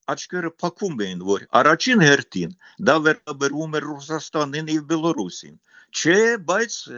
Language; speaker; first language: Armenian; non-native, fluent; Ukrainian